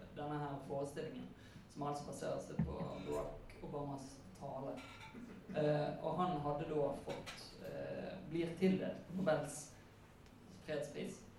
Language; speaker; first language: Norwegian; native; Norwegian